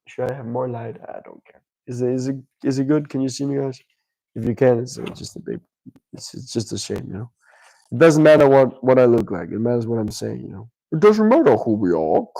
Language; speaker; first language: English; non-native, fluent; Danish